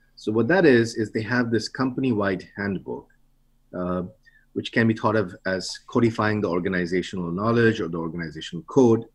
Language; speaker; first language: English; non-native, local second language; Bangla